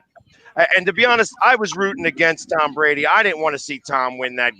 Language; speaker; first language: English; native; English